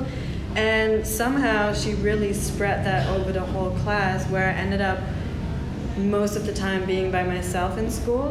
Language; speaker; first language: English; non-native, fluent; German